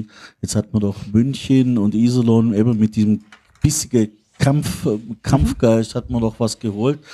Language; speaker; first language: German; native; German